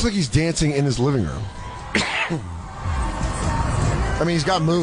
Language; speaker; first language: English; native; English